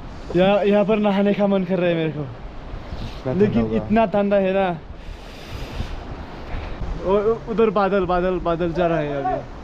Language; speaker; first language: Hindi; non-native, local second language; Bodo